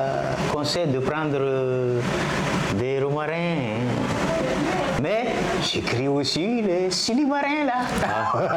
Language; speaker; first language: French; non-native, local second language; Malagasy